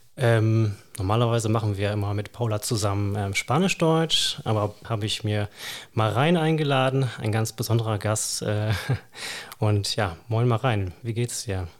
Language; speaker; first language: German; native; German